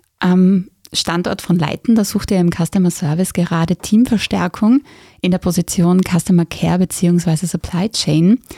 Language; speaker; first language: German; native; German